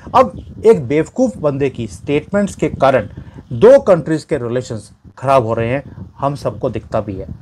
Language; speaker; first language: Hindi; native; Hindi